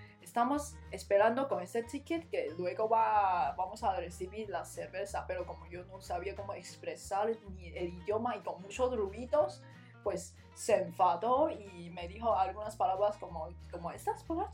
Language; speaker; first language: Spanish; non-native, learner; Chinese